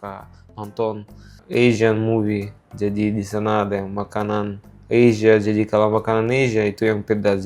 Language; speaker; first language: Indonesian; non-native, learner; Russian